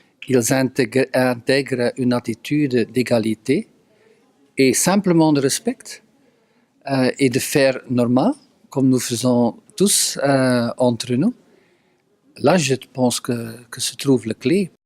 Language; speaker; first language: French; non-native, local second language; Dutch